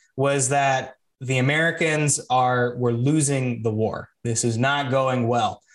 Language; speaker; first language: English; native; English